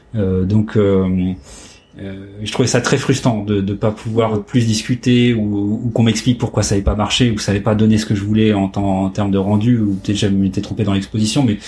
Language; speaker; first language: French; native; French